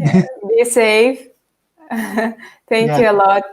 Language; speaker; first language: English; non-native, fluent; Russian